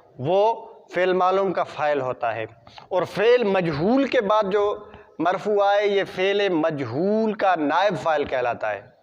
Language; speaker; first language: Urdu; non-native, local second language; Sindhi